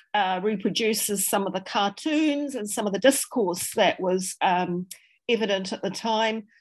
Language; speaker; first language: English; native; English